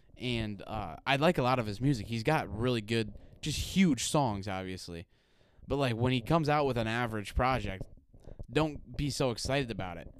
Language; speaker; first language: English; native; English